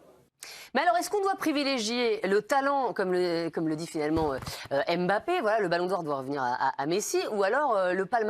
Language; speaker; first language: French; native; French